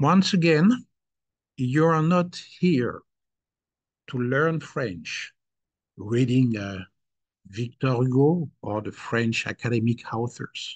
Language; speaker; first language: English; non-native, fluent; French